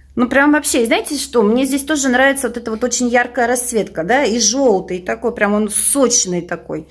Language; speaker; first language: Russian; native; Russian